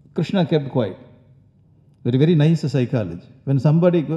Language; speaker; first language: English; non-native, local second language; Tamil